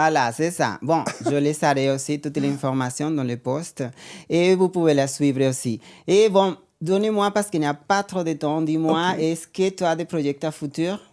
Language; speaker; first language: French; non-native, learner; Spanish